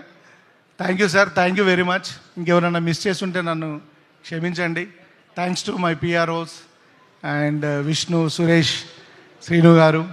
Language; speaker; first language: Telugu; native; Telugu